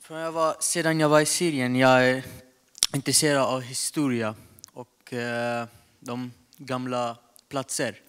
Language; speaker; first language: Swedish; non-native, learner; Arabic